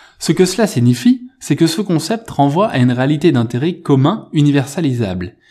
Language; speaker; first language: French; native; French